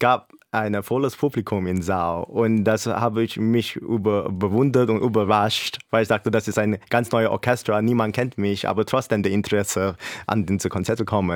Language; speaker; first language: German; non-native, fluent; English